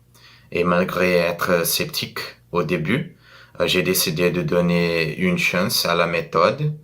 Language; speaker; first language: French; non-native, fluent; Portuguese